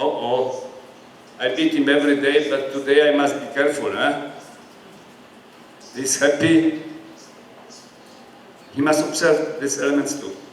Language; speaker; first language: English; non-native, learner; Polish